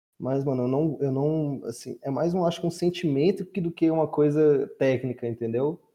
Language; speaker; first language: Portuguese; native; Portuguese